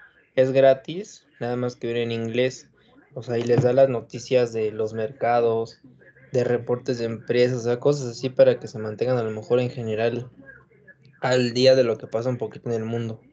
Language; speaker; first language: Spanish; native; Spanish